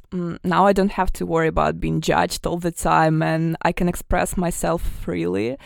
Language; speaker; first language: English; non-native, fluent; Russian